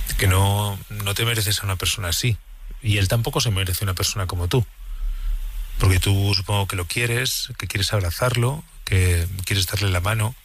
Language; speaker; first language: Spanish; native; Spanish